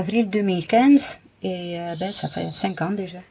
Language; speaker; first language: French; non-native, fluent; English